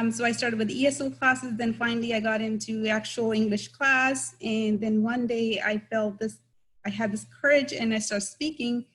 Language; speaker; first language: English; non-native, local second language; Punjabi